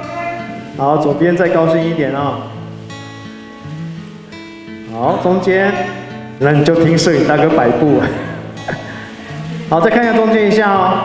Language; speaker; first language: Chinese; native; Chinese